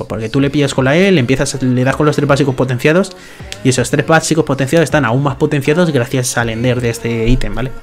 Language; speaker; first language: Spanish; native; Spanish